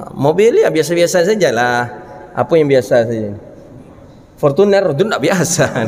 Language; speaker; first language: Malay; non-native, local second language; Minangkabau